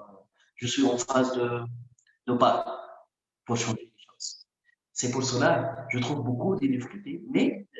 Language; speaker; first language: French; non-native, local second language; Arabic